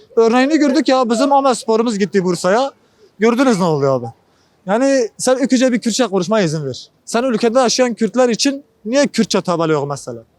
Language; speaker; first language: Turkish; non-native, local second language; Kurdish